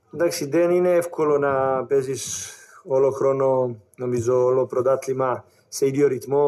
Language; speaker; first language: Greek; non-native, learner; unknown